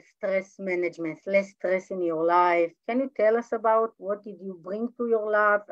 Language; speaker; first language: English; non-native, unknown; Hebrew